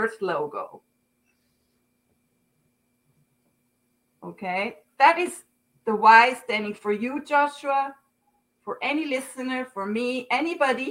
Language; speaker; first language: English; non-native, fluent; Swiss German